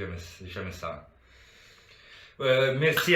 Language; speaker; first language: French; non-native, local second language; Italian